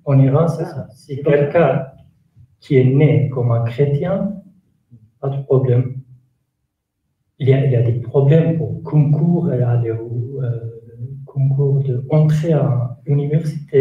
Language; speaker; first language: French; non-native, learner; Kurdish